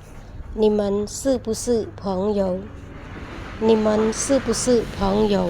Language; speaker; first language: Chinese; non-native, fluent; Khmer